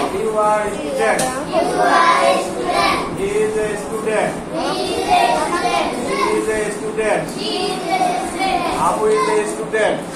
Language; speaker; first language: English; non-native, learner; Bangla